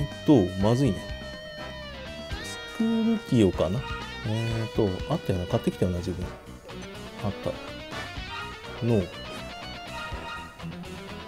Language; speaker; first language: Japanese; native; Japanese